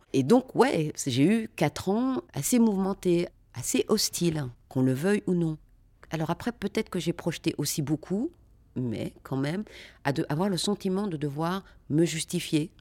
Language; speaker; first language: French; native; French